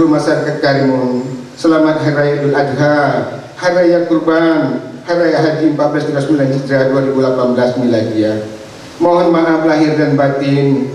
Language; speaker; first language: Indonesian; native; Indonesian